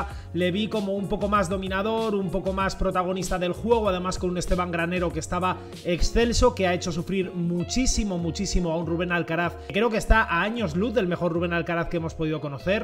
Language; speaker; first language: Spanish; native; Spanish